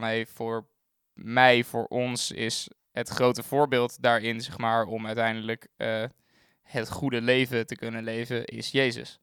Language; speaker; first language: Dutch; native; Dutch